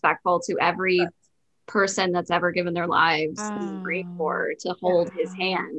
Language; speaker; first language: English; native; English